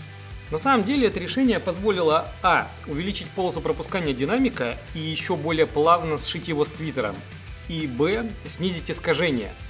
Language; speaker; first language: Russian; native; Russian